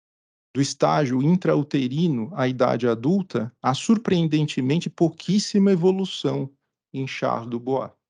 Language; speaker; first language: Portuguese; native; Portuguese